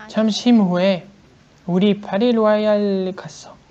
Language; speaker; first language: Korean; non-native, learner; French